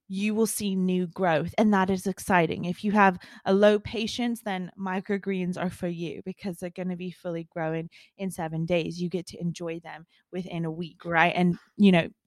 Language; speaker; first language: English; native; English